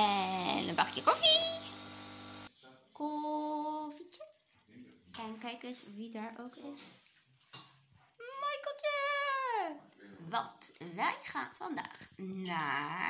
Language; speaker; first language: Dutch; native; Dutch